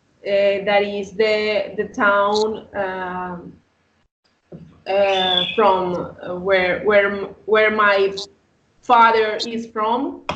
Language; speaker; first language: English; non-native, learner; Spanish